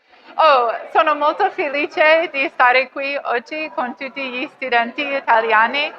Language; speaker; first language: Italian; non-native, learner; English